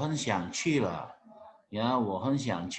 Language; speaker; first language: Chinese; non-native, fluent; Indonesian